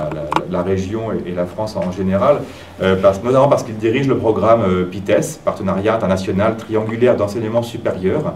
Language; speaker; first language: French; native; French